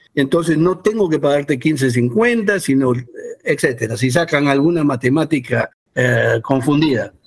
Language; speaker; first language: Spanish; early bilingual, heritage; Spanish